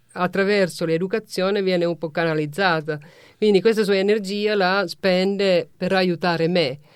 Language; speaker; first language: Italian; non-native, fluent; Finnish